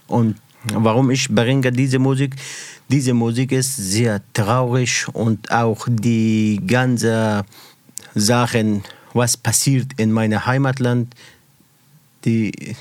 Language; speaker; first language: German; non-native, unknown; Persian